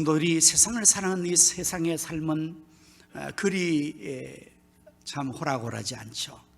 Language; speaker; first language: Korean; native; Korean